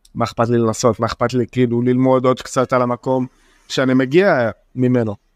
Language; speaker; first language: Hebrew; non-native, local second language; Arabic